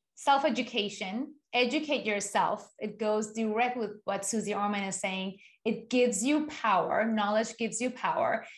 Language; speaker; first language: English; non-native, fluent; Persian